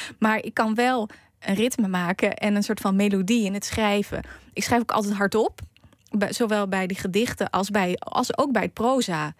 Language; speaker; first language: Dutch; native; Dutch